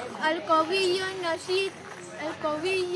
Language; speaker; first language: Arabic; non-native, learner; Malay